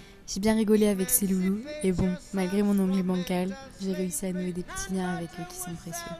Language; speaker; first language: French; native; French